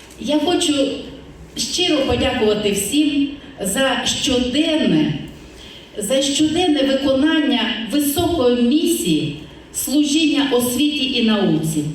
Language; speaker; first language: Ukrainian; native; Ukrainian